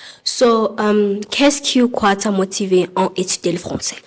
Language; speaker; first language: French; non-native, learner; Southern Sotho